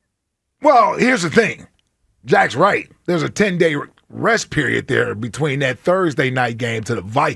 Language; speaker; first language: English; native; English